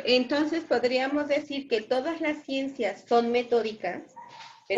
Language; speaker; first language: Spanish; native; Spanish